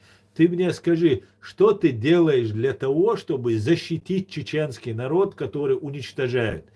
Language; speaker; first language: Russian; non-native, local second language; Chechen